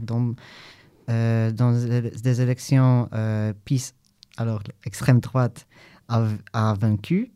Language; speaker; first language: French; non-native, learner; Polish